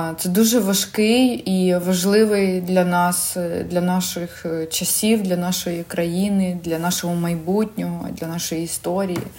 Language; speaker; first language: Ukrainian; non-native, local second language; Russian